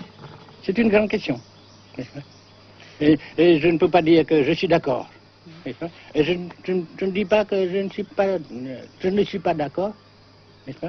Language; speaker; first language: French; non-native, local second language; Vietnamese